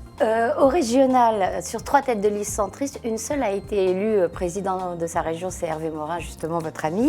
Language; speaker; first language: French; native; French